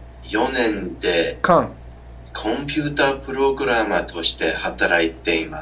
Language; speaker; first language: Japanese; non-native, learner; English